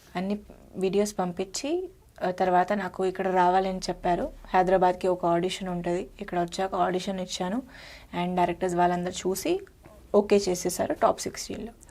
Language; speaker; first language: Telugu; non-native, fluent; Hindi